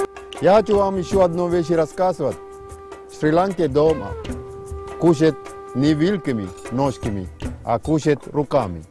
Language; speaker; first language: Russian; non-native, fluent; Sinhala